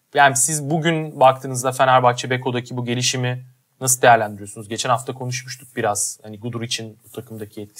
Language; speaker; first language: Turkish; native; Turkish